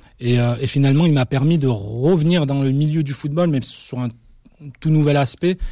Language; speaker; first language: French; early bilingual, other home language; Arabic